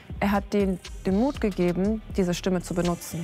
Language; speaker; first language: German; early bilingual, other home language; Kurdish